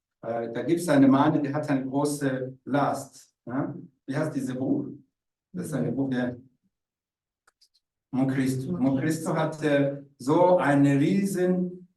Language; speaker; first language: German; non-native, fluent; Rundi